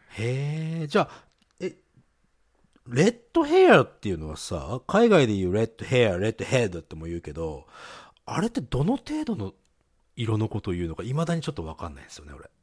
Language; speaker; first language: Japanese; native; Japanese